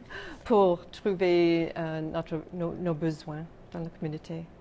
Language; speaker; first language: French; non-native, local second language; English